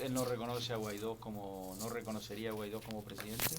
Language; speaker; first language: Spanish; native; Spanish